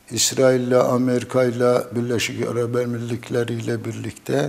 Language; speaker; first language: Turkish; native; Turkish